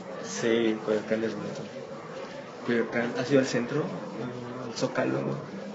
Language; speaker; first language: Spanish; native; Spanish